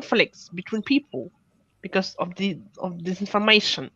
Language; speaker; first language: English; non-native, fluent; Russian